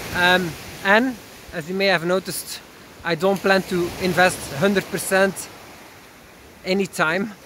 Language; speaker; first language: English; non-native, fluent; Dutch